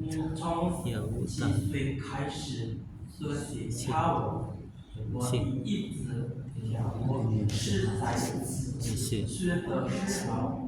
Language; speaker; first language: Chinese; non-native, learner; Indonesian